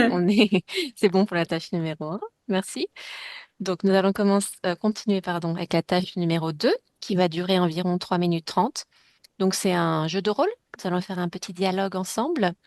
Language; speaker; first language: French; native; French